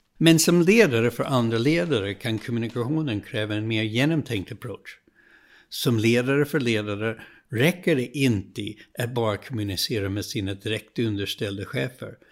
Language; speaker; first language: Swedish; non-native, fluent; English